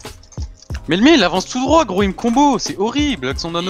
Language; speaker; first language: French; native; French